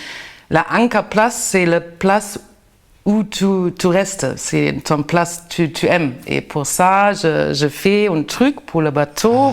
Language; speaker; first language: French; non-native, learner; German